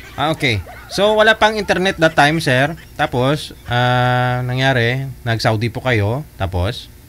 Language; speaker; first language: Filipino; native; Filipino